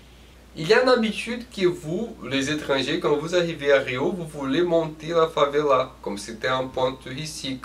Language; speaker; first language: French; non-native, fluent; Portuguese